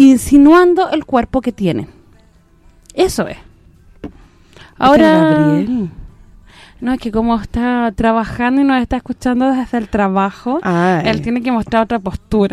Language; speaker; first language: Spanish; native; Spanish